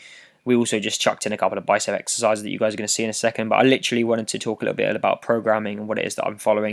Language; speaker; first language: English; native; English